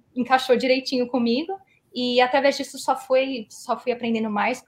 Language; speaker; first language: Portuguese; early bilingual, heritage; Portuguese